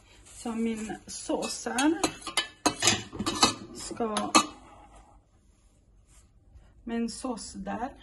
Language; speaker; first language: Swedish; non-native, local second language; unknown